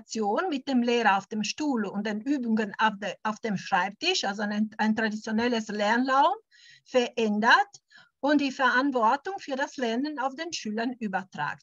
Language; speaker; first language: German; early bilingual, heritage; German